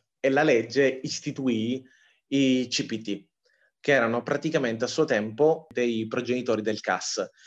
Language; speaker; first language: Italian; early bilingual, other home language; Tigrinya